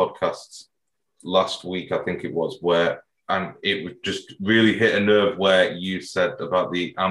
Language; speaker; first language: English; native; English